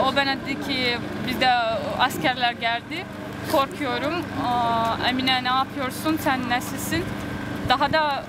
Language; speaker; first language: Turkish; early bilingual, heritage; Turkish